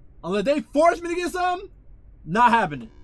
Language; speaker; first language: English; native; English